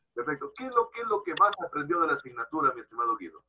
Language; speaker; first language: Spanish; native; Spanish